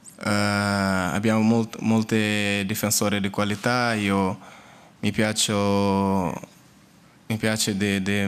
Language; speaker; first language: Italian; non-native, learner; Portuguese